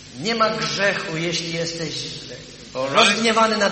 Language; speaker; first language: Polish; native; Polish